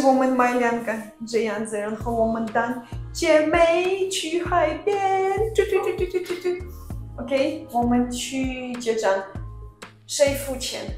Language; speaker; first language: Chinese; non-native, fluent; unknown